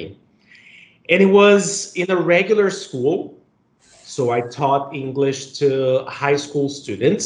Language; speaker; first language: English; non-native, fluent; Portuguese